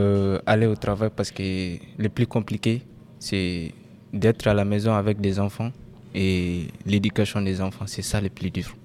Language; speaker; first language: French; non-native, local second language; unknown